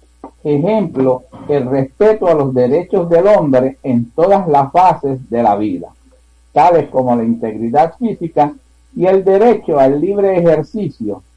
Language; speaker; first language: Spanish; native; Spanish